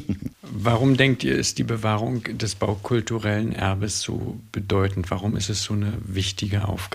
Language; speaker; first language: German; native; German